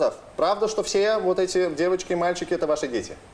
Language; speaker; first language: Russian; native; Russian